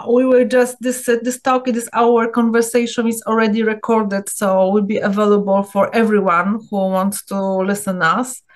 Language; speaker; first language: English; non-native, learner; Polish